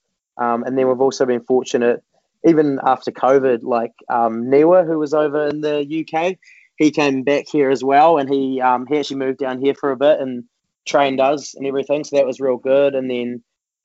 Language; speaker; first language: English; native; English